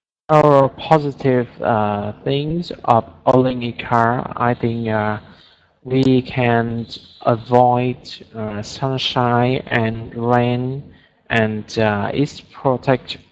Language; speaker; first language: English; non-native, learner; Vietnamese